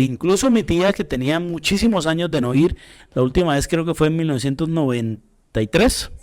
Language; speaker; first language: Spanish; native; Spanish